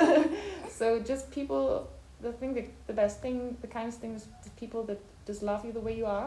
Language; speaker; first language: English; non-native, fluent; German